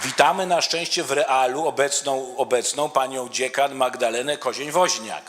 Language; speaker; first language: Polish; native; Polish